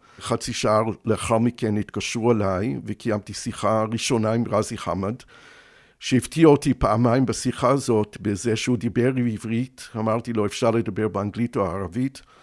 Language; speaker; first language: Hebrew; non-native, fluent; English